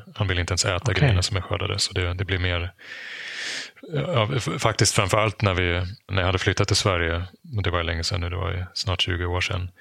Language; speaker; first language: Swedish; non-native, fluent; German